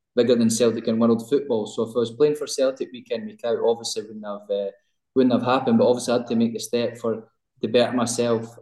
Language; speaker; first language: English; native; English